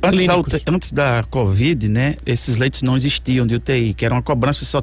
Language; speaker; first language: Portuguese; native; Portuguese